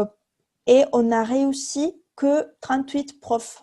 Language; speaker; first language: French; non-native, fluent; Spanish